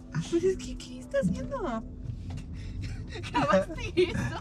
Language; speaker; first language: Spanish; native; Spanish